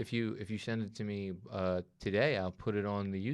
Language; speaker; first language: English; native; English